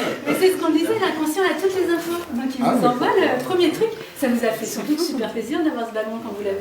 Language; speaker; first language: French; native; French